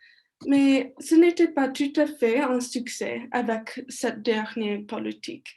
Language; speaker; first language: French; non-native, learner; English